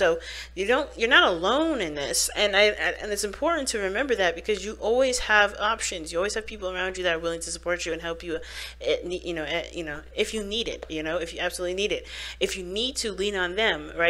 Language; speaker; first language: English; native; English